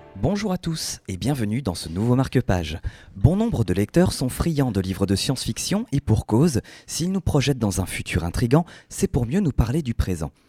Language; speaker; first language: French; native; French